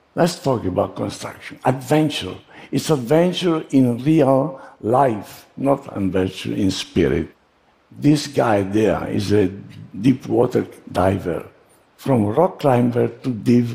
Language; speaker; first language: English; non-native, fluent; Italian